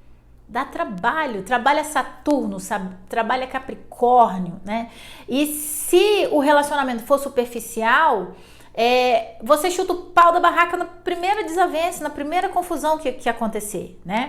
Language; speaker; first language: Portuguese; native; Portuguese